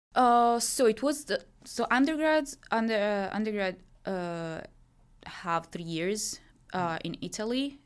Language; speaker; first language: English; non-native, fluent; Italian